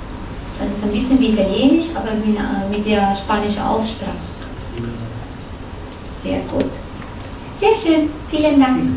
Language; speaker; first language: German; non-native, fluent; Italian